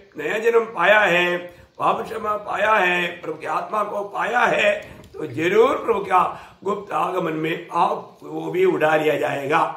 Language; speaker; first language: Hindi; non-native, local second language; Malayalam